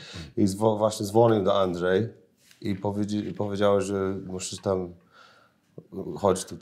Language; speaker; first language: Polish; non-native, learner; English